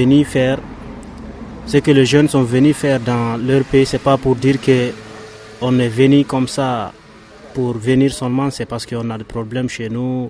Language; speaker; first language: French; non-native, local second language; Fula